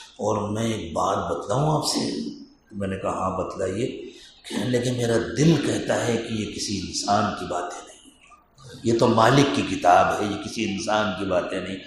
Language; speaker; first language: Urdu; native; Urdu